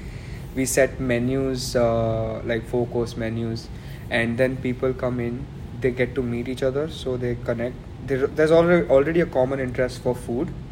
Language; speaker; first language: English; non-native, local second language; Gujarati